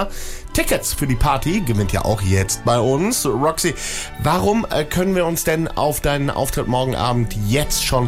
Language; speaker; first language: German; native; German